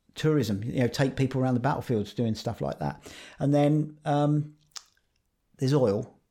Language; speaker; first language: English; native; English